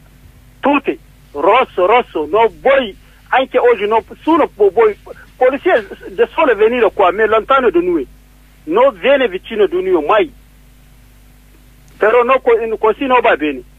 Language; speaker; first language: Italian; non-native, learner; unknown